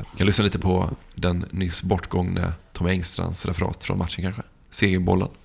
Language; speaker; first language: Swedish; native; Swedish